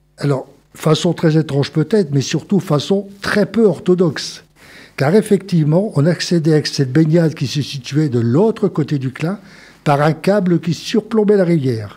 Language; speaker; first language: French; native; French